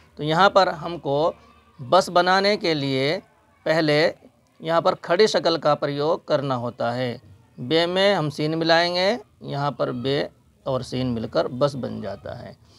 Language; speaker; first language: Hindi; native; Hindi